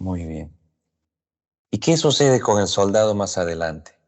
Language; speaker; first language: Spanish; native; Spanish